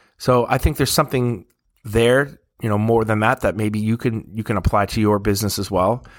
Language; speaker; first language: English; native; English